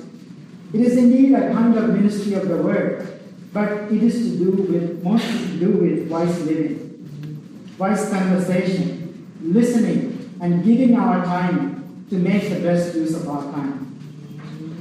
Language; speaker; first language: English; non-native, local second language; Sinhala